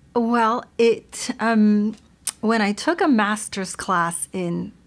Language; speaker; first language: English; early bilingual, other home language; Spanish